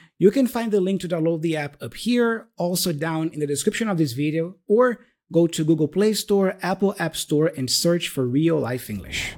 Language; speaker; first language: English; non-native, fluent; Portuguese